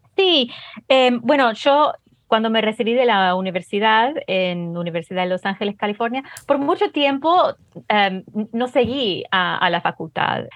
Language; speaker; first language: Spanish; early bilingual, heritage; Spanish